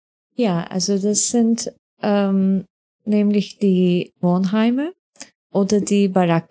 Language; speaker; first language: German; non-native, fluent; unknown